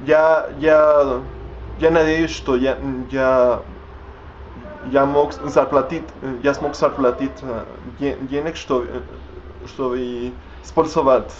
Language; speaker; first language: Russian; non-native, learner; Spanish